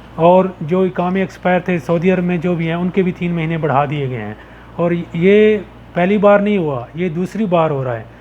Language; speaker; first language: Urdu; non-native, local second language; Punjabi